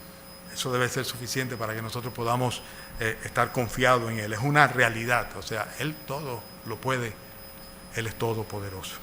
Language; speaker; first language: Spanish; native; Spanish